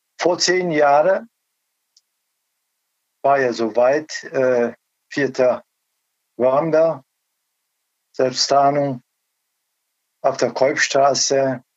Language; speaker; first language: German; non-native, learner; Turkish